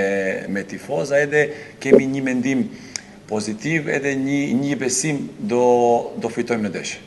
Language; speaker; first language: Albanian; non-native, learner; Serbian